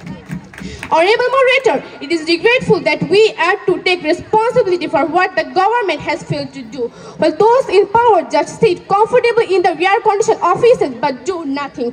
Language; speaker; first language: English; non-native, learner; Bangla